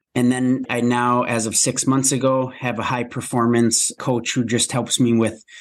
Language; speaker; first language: English; native; English